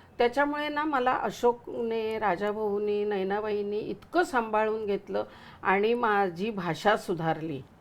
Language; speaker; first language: Marathi; native; Marathi